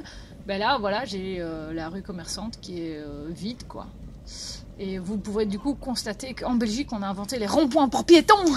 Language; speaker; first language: French; native; French